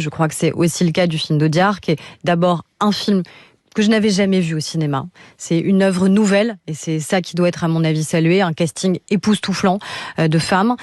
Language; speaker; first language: French; native; French